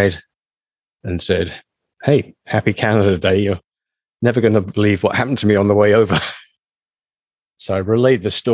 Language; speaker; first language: English; native; English